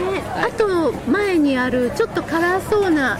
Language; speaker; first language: Japanese; native; Japanese